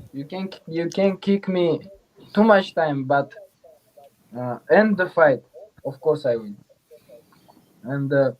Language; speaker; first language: English; non-native, learner; Uzbek